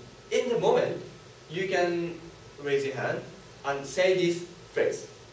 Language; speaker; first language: English; non-native, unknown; Japanese